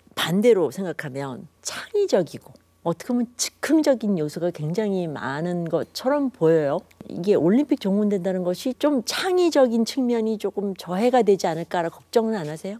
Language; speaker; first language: Korean; native; Korean